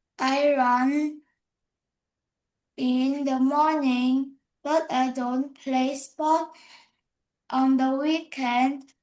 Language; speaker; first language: English; non-native, learner; Vietnamese